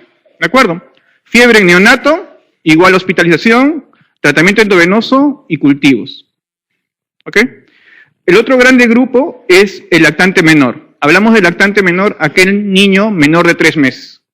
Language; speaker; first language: Spanish; native; Spanish